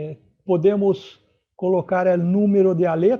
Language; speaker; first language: Spanish; non-native, learner; Portuguese